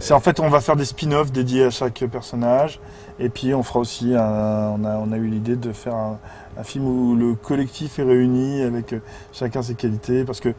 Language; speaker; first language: French; native; French